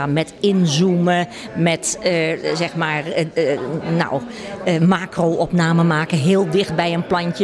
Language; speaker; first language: Dutch; native; Dutch